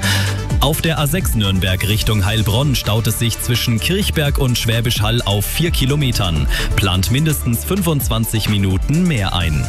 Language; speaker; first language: German; native; German